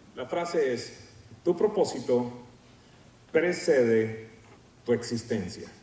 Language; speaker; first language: Spanish; native; Spanish